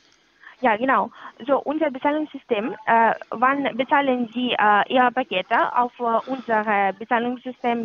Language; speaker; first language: German; non-native, learner; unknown